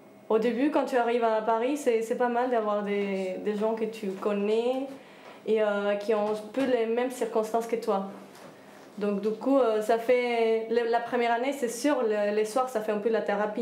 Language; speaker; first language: French; non-native, fluent; Spanish